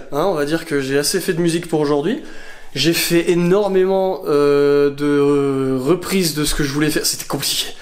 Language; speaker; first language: French; native; French